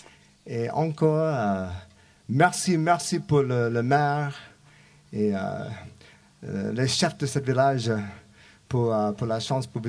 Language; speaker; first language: French; non-native, learner; English